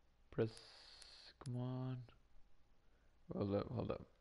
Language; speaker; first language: English; early bilingual, other home language; Spanish